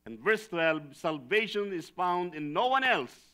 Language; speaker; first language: English; non-native, local second language; Filipino